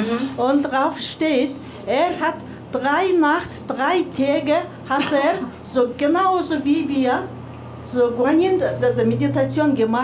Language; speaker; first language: German; non-native, fluent; Mongolian